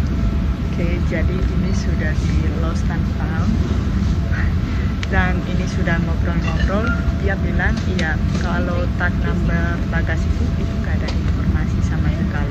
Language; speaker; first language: Indonesian; non-native, fluent; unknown